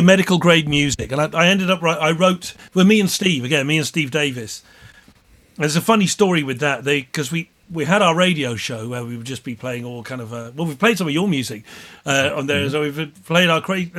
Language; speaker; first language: English; native; English